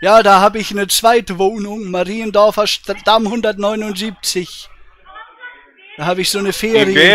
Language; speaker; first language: German; native; German